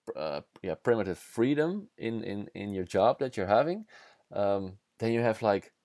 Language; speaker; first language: English; non-native, fluent; Dutch